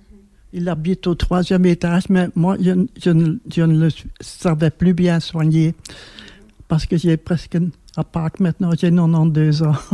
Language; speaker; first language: French; non-native, local second language; Dutch